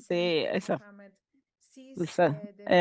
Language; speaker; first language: French; non-native, fluent; Spanish